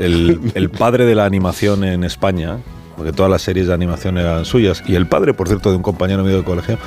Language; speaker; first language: Spanish; native; Spanish